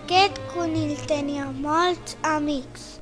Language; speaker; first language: Catalan; non-native, learner; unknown